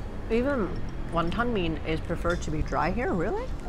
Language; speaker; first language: English; early bilingual, other home language; Cantonese